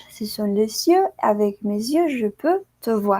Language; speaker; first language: French; non-native, learner; Spanish